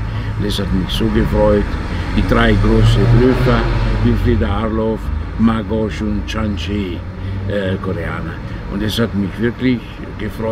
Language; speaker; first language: German; non-native, fluent; Italian